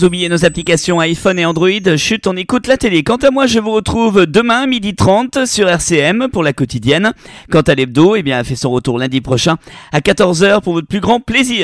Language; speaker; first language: French; native; French